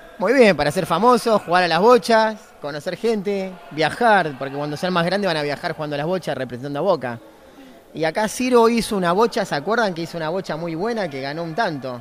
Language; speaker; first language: Spanish; native; Spanish